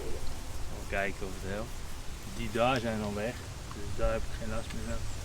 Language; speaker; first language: Dutch; native; Dutch